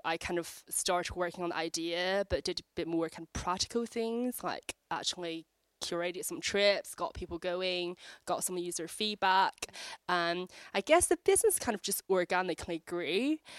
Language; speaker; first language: English; native; English